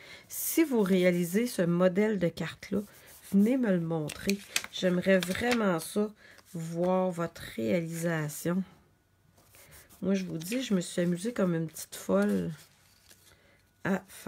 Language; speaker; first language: French; native; French